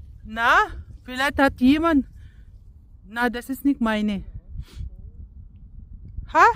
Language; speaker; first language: German; non-native, learner; Filipino